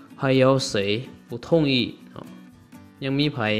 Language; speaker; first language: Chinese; non-native, fluent; Lao